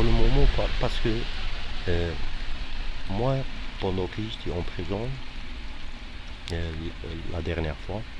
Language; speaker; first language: French; non-native, fluent; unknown